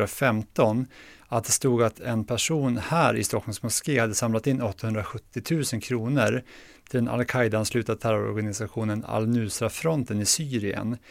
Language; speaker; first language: Swedish; native; Swedish